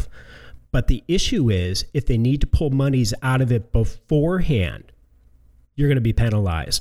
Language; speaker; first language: English; native; English